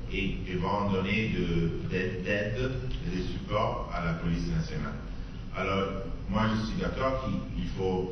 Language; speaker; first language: French; non-native, fluent; Italian